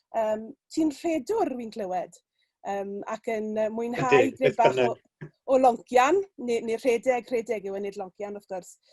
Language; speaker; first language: Welsh; native; Welsh